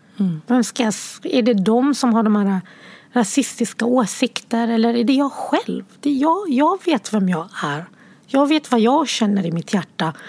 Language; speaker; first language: Swedish; early bilingual, other home language; Arabic